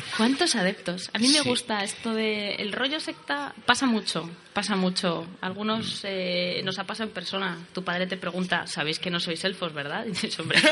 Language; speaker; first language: Spanish; native; Spanish